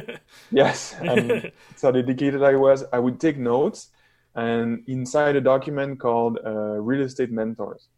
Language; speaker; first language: English; non-native, fluent; French